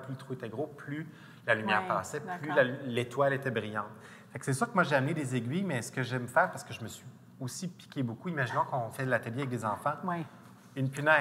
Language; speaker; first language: French; native; French